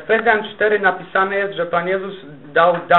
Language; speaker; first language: Polish; native; Polish